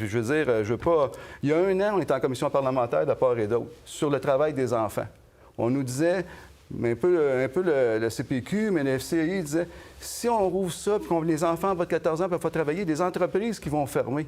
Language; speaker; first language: French; native; French